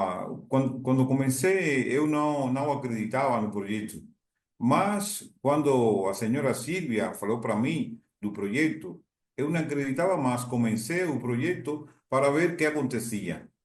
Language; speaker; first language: Portuguese; non-native, learner; Spanish